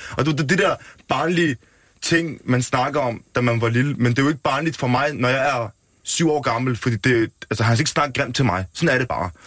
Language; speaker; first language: Danish; early bilingual, other home language; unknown